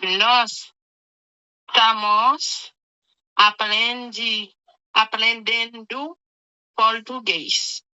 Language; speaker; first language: Portuguese; non-native, learner; Haitian Creole